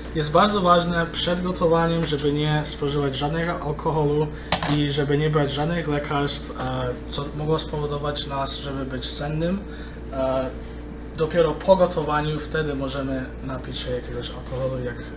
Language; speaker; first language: Polish; early bilingual, heritage; Polish